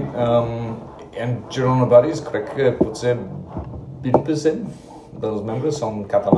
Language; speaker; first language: Catalan; non-native, learner; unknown